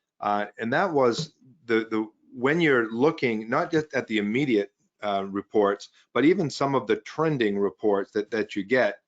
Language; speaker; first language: English; native; English